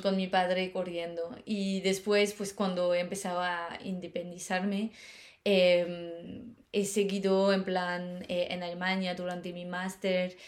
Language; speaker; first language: Spanish; non-native, fluent; French